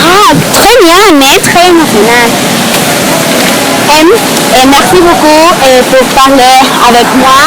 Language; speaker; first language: French; non-native, learner; Spanish